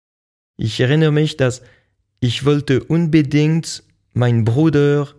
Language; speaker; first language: German; non-native, local second language; French